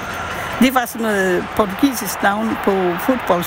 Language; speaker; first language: Danish; non-native, fluent; Portuguese